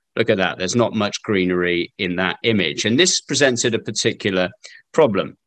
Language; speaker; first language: English; native; English